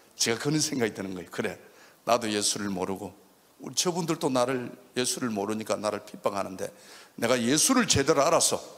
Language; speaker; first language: Korean; native; Korean